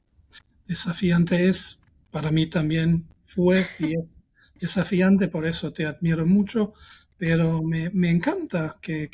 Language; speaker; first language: Spanish; non-native, fluent; German